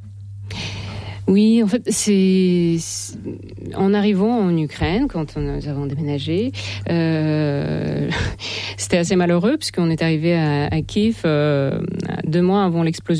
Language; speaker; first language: French; non-native, fluent; Ukrainian